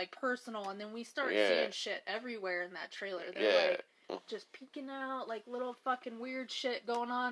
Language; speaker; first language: English; native; English